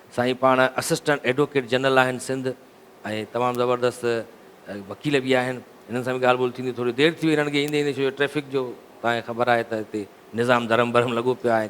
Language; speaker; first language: Sindhi; native; Sindhi